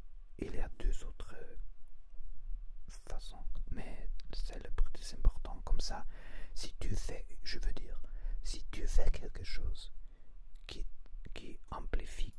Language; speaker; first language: French; non-native, learner; Spanish